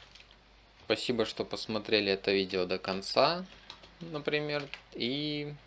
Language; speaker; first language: Russian; native; Russian